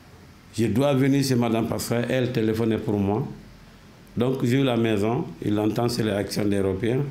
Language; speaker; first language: French; non-native, learner; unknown